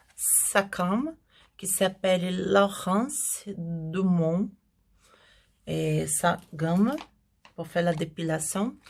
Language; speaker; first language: French; non-native, learner; Portuguese